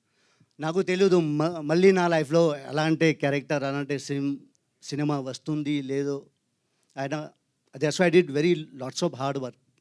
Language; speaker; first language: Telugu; non-native, learner; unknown